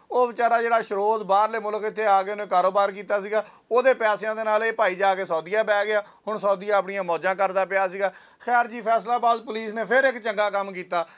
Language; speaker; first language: Punjabi; native; Punjabi